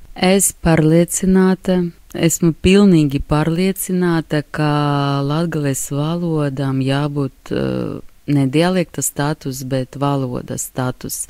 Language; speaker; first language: Latvian; non-native, local second language; Russian